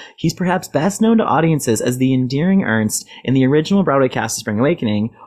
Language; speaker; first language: English; native; English